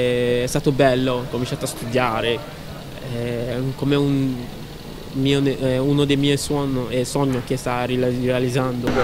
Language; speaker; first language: Italian; non-native, learner; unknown